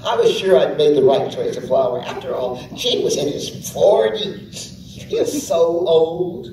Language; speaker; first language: English; native; English